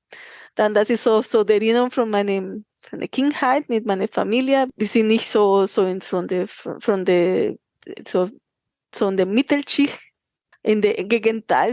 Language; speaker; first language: German; non-native, fluent; Spanish